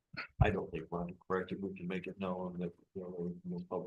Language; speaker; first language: English; native; English